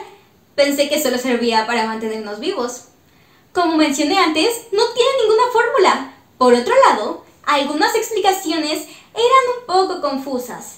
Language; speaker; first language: Spanish; native; Spanish